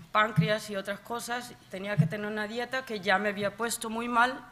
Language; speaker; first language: Spanish; native; Spanish